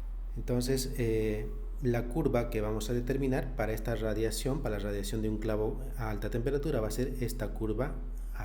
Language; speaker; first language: Spanish; native; Spanish